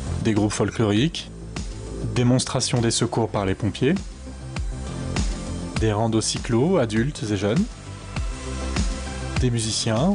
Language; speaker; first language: French; native; French